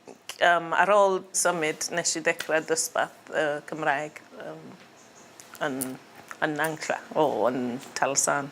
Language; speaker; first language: Welsh; non-native, learner; English